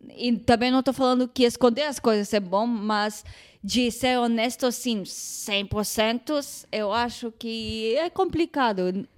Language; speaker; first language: Portuguese; non-native, fluent; Hebrew